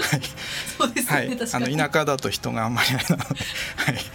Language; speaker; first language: Japanese; native; Japanese